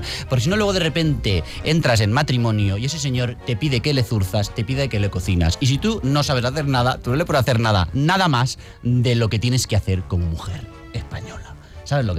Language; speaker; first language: Spanish; native; Spanish